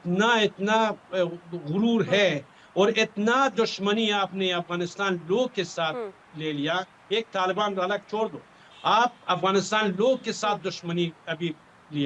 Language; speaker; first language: Hindi; non-native, learner; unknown